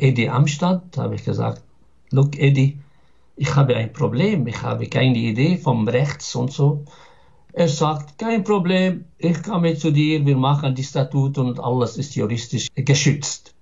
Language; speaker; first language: German; non-native, fluent; Arabic